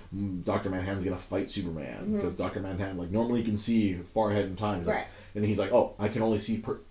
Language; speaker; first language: English; native; English